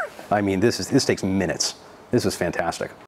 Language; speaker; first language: English; native; English